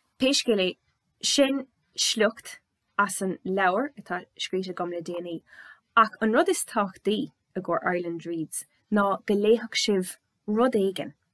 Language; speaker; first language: Irish; native; Irish